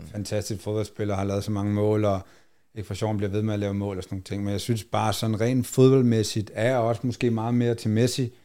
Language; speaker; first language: Danish; native; Danish